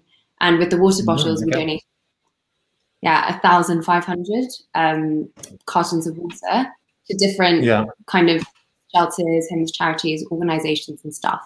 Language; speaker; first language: English; non-native, local second language; Cantonese